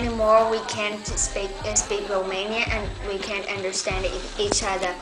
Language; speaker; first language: English; non-native, learner; Chinese